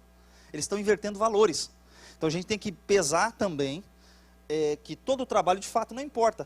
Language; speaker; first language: Portuguese; native; Portuguese